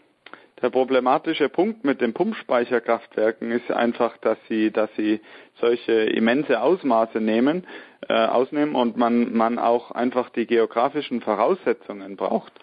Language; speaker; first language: German; native; German